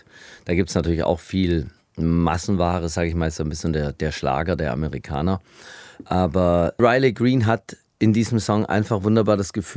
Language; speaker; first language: German; native; German